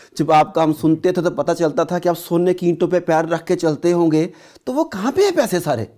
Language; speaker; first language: Urdu; native; Urdu